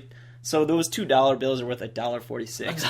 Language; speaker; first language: English; native; English